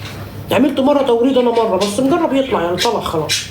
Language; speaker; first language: Arabic; native; Arabic